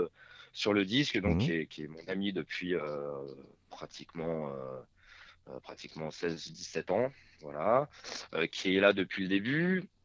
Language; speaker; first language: French; native; French